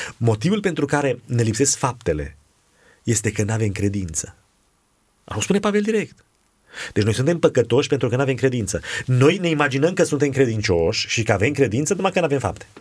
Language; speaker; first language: Romanian; native; Romanian